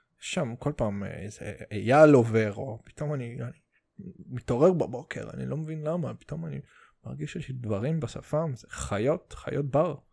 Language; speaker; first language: Hebrew; early bilingual, other home language; Russian